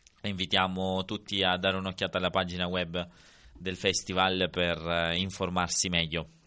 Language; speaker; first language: Italian; native; Italian